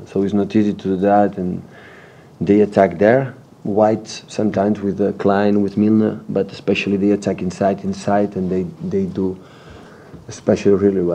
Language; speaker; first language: English; non-native, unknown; Catalan